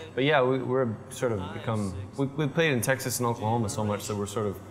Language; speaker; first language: English; native; English